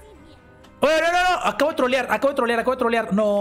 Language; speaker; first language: Spanish; native; Spanish